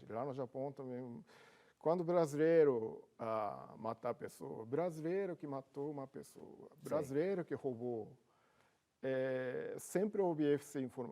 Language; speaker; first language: Portuguese; non-native, learner; Japanese